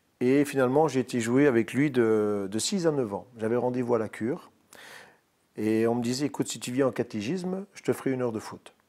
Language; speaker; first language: French; native; French